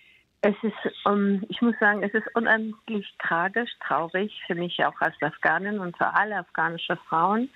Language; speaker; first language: German; non-native, fluent; Persian